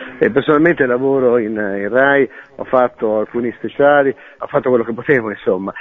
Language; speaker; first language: Italian; native; Italian